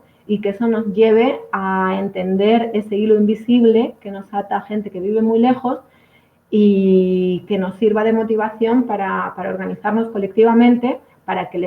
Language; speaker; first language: Spanish; native; Spanish